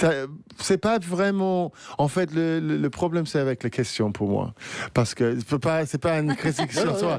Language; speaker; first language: French; non-native, fluent; English